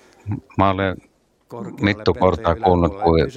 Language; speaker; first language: Finnish; non-native, learner; Estonian